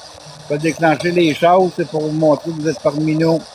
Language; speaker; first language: French; native; French